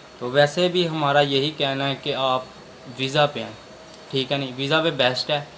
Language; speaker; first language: Urdu; non-native, local second language; Punjabi